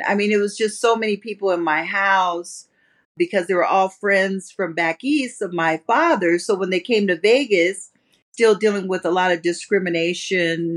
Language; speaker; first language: English; native; English